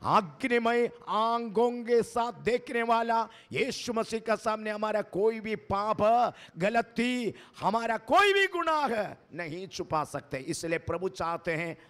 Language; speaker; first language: Hindi; non-native, local second language; Malayalam